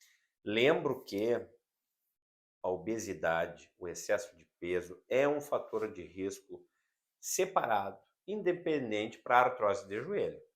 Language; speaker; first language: Portuguese; native; Portuguese